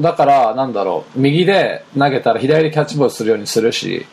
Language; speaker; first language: Japanese; early bilingual, heritage; Japanese